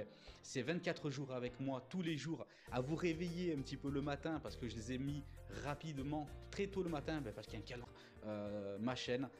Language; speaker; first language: French; native; French